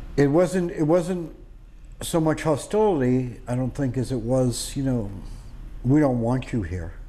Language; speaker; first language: English; native; English